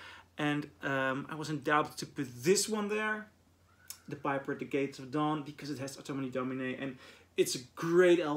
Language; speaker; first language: English; non-native, fluent; Dutch